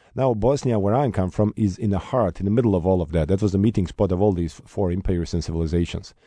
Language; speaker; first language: English; non-native, fluent; Bosnian